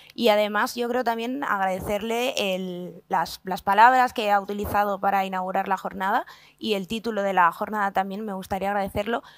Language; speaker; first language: Spanish; native; Spanish